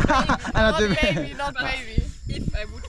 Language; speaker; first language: English; non-native, fluent; German